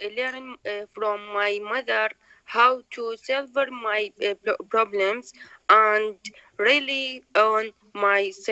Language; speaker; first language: English; non-native, learner; Arabic